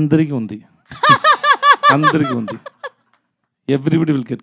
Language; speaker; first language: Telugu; non-native, learner; Tamil